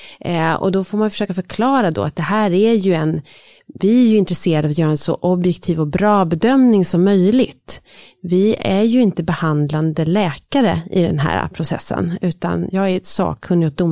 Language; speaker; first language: Swedish; native; Swedish